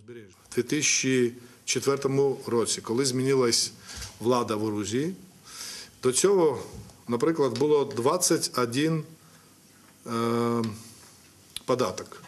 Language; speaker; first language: Ukrainian; non-native, fluent; Georgian